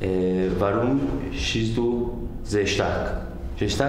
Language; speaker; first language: German; non-native, learner; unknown